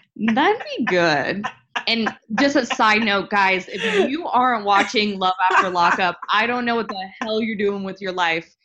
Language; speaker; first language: English; native; English